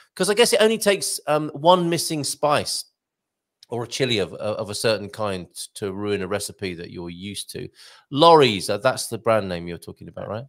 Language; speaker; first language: English; native; English